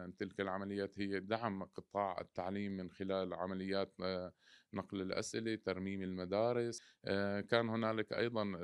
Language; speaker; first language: Arabic; native; Arabic